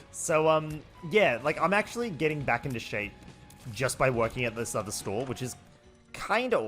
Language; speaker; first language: English; native; English